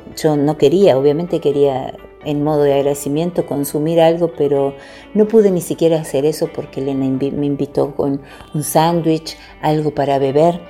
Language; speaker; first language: Spanish; native; Spanish